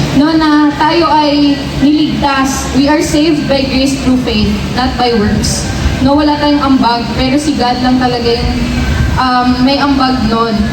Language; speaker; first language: Filipino; native; Filipino